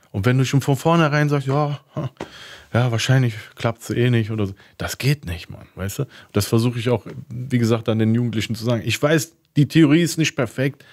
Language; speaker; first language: German; early bilingual, other home language; Turkish